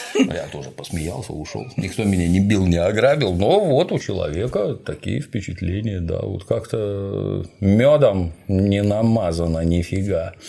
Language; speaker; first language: Russian; native; Russian